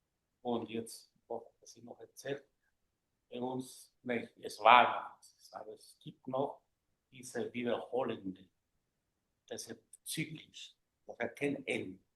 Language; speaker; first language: German; non-native, fluent; Spanish